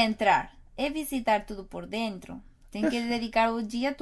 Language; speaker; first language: Portuguese; non-native, fluent; Spanish